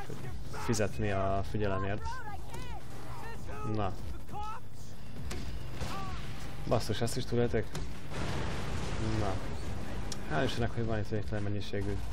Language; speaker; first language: Hungarian; native; Hungarian